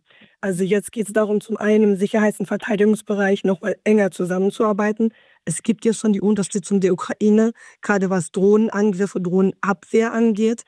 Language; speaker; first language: German; native; German